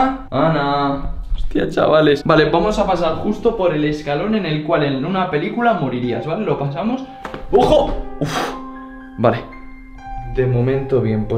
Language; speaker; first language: Spanish; native; Spanish